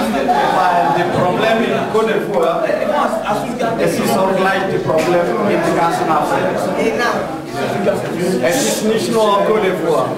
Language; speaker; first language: German; non-native, learner; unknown